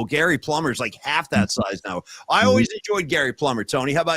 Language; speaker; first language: English; native; English